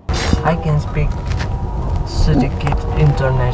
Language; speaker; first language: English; non-native, learner; Tajik